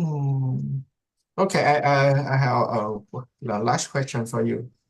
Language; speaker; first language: English; non-native, learner; Indonesian